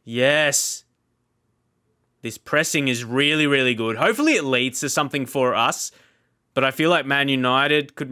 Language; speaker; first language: English; native; English